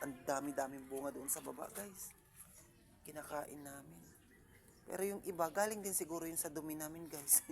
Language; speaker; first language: Filipino; non-native, local second language; Waray